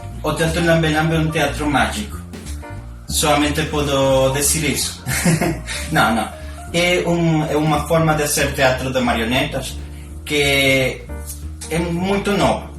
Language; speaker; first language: Portuguese; non-native, learner; Spanish